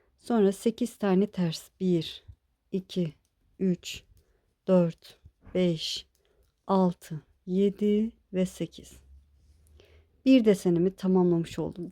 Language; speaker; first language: Turkish; native; Turkish